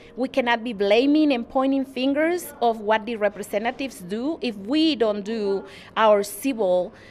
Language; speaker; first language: English; non-native, fluent; Spanish